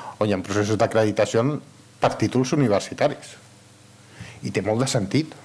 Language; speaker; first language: Catalan; early bilingual, other home language; Arabic